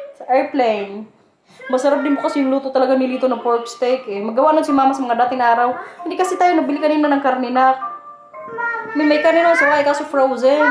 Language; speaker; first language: Filipino; non-native, local second language; Waray